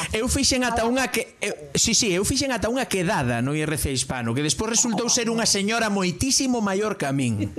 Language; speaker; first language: Galician; non-native, local second language; Spanish